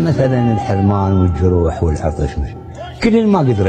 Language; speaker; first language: Arabic; native; Arabic